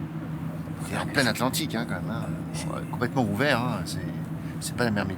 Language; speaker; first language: French; native; French